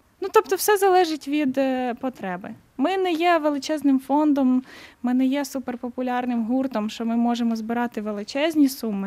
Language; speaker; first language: Ukrainian; native; Ukrainian